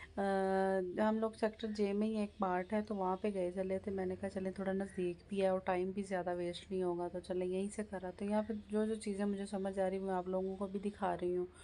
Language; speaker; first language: Urdu; native; Urdu